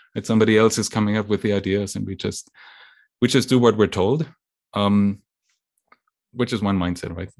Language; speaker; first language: English; non-native, fluent; German